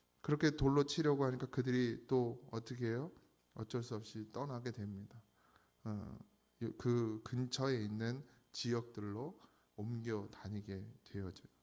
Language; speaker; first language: Korean; native; Korean